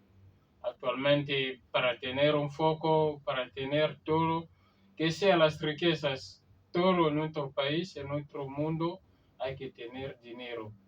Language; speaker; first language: Spanish; non-native, learner; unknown